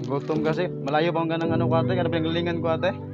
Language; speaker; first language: Filipino; non-native, local second language; Cebuano